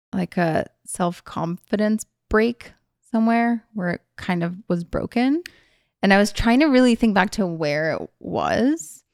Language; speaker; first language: English; early bilingual, other home language; Hungarian